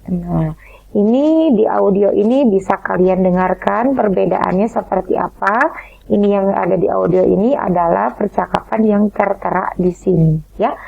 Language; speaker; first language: Indonesian; native; Indonesian